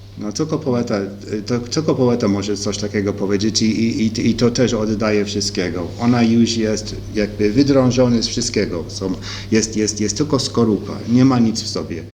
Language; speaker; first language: Polish; early bilingual, heritage; Polish